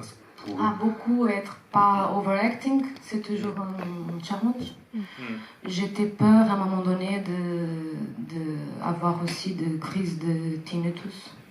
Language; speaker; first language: French; non-native, fluent; Portuguese